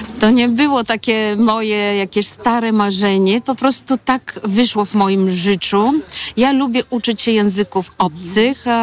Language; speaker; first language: Polish; non-native, fluent; Bulgarian